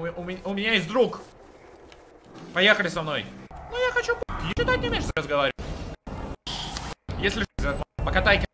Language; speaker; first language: Russian; native; Russian